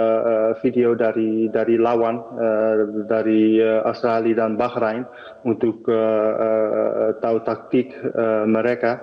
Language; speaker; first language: Indonesian; early bilingual, heritage; Dutch